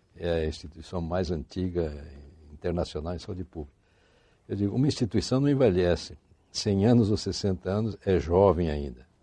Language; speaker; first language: Portuguese; native; Portuguese